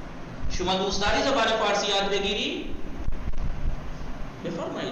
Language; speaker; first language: Persian; non-native, fluent; Urdu